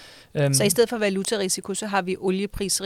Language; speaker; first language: Danish; native; Danish